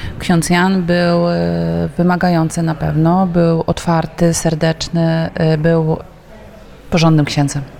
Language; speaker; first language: Polish; native; Polish